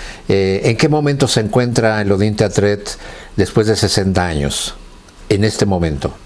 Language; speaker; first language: Spanish; native; Spanish